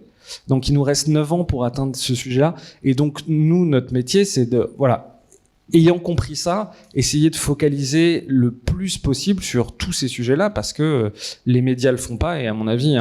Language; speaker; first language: French; native; French